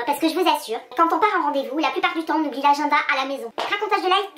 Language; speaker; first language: French; native; French